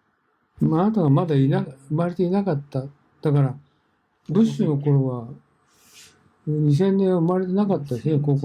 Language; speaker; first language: Japanese; native; Japanese